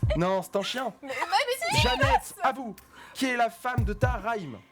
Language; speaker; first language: French; native; French